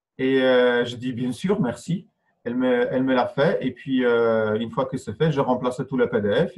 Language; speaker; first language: French; non-native, fluent; Polish